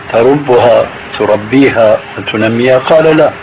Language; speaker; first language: Arabic; early bilingual, other home language; Albanian